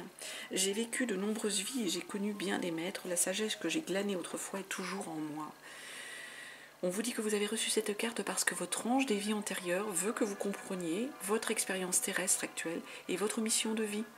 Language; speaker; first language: French; native; French